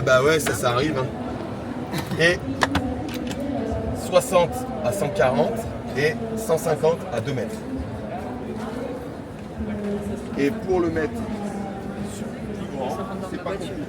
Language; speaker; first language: French; native; French